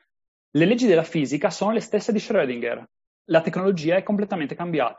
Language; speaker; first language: Italian; native; Italian